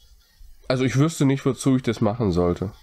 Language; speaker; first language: German; native; German